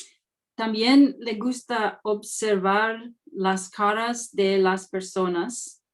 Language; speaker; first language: Spanish; non-native, learner; English